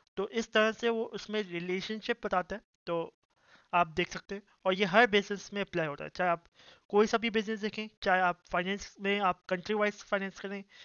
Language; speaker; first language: Hindi; native; Hindi